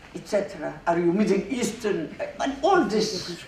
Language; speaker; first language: English; non-native, fluent; Arabic